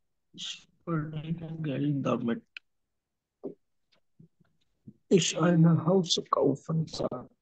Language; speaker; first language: German; non-native, learner; Hindi